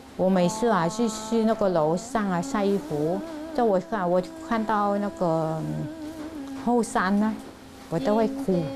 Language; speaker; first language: Chinese; non-native, fluent; Vietnamese